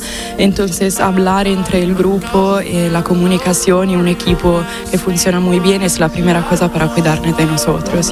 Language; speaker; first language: Spanish; non-native, fluent; Italian